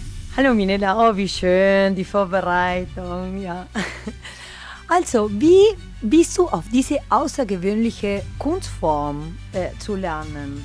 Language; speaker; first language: German; non-native, learner; Spanish